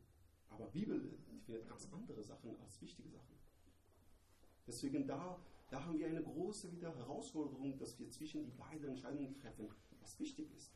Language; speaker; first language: German; non-native, learner; Persian